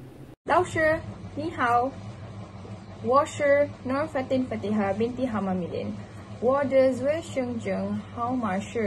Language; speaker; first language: Chinese; non-native, learner; Malay